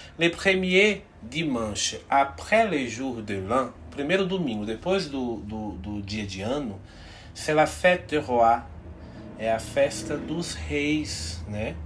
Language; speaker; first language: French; non-native, fluent; Portuguese